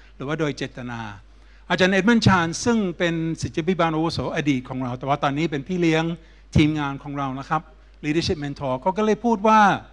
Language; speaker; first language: Thai; non-native, fluent; English